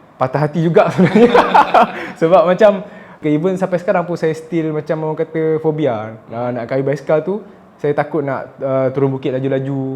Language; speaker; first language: Malay; native; Malay